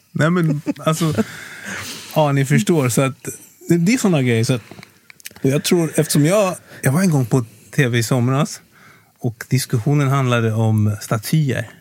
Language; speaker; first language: Swedish; native; Swedish